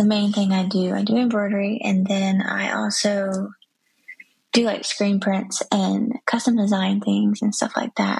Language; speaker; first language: English; native; English